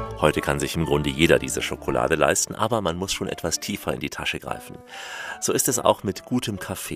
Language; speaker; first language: German; native; German